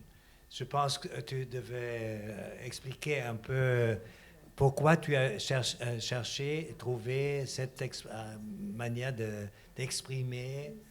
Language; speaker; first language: French; non-native, fluent; German